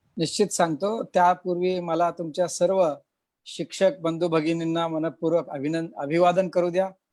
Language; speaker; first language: Marathi; native; Marathi